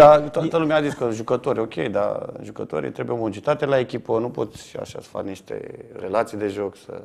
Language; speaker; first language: Romanian; native; Romanian